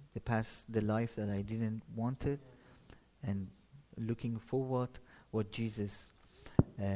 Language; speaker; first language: English; non-native, learner; Persian